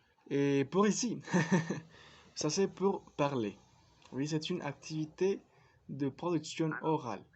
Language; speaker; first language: French; non-native, fluent; Spanish